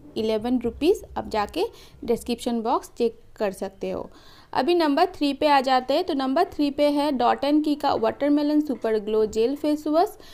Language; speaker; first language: Hindi; non-native, local second language; Bangla